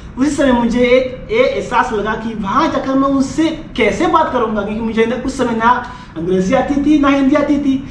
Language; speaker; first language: Hindi; non-native, fluent; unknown